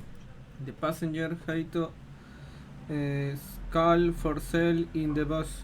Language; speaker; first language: English; non-native, learner; Spanish